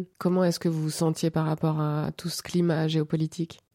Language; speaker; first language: French; native; French